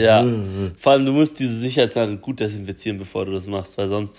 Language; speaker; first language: German; native; German